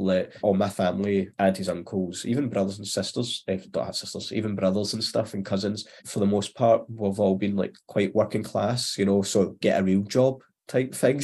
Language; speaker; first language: English; native; English